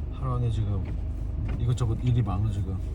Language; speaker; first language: Korean; native; Korean